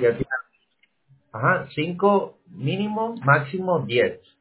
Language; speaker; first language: Spanish; native; Spanish